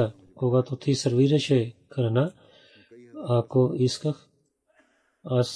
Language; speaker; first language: Bulgarian; non-native, learner; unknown